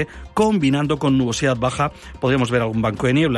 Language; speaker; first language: Spanish; native; Spanish